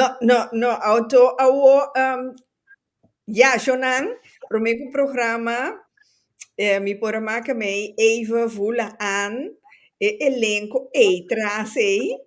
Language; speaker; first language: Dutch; non-native, local second language; Papiamento